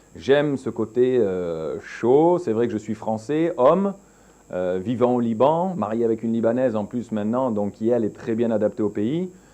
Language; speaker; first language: French; native; French